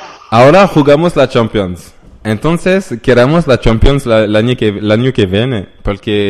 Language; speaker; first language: Spanish; non-native, learner; French